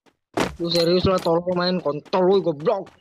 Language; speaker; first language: Indonesian; native; Indonesian